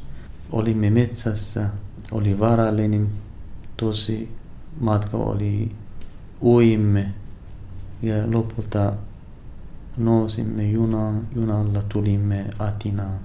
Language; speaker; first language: Finnish; non-native, learner; Arabic